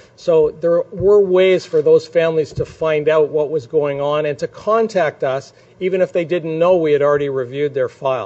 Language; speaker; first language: English; native; English